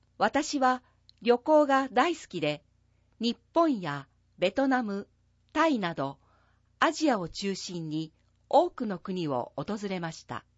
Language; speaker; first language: Japanese; non-native, fluent; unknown